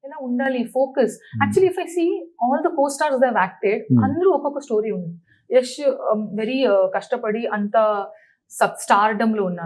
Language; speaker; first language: Telugu; non-native, learner; Kannada